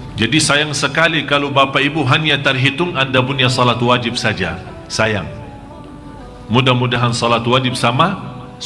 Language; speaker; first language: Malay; non-native, fluent; Arabic